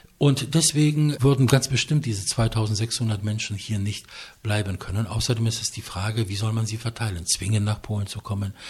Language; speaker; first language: German; non-native, fluent; Polish